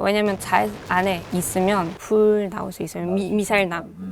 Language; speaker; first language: Korean; non-native, fluent; Hebrew